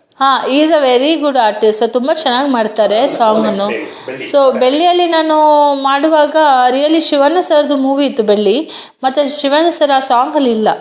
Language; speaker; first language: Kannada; non-native, local second language; Hindi